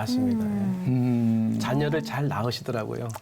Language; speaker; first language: Korean; native; Korean